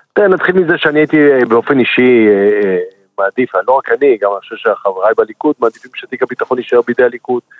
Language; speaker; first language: Hebrew; native; Hebrew